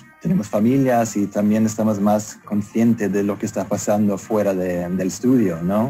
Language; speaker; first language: Spanish; non-native, fluent; Swedish